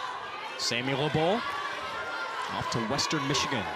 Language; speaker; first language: English; native; English